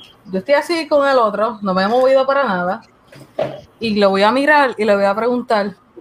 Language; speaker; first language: Spanish; native; Spanish